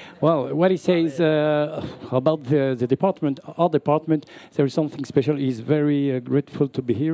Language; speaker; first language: English; non-native, fluent; French